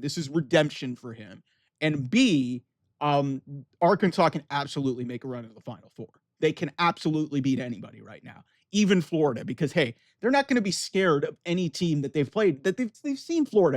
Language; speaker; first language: English; native; English